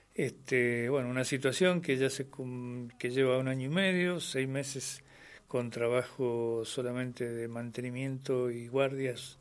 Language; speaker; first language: Spanish; native; Spanish